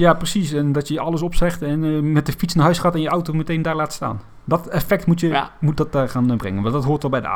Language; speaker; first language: Dutch; native; Dutch